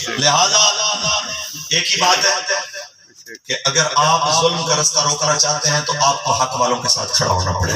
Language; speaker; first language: Urdu; non-native, local second language; Punjabi